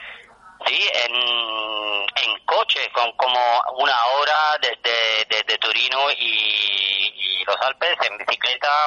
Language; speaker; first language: Spanish; non-native, fluent; Italian